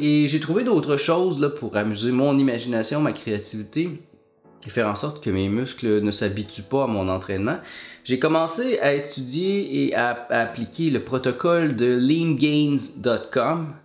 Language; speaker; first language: French; native; French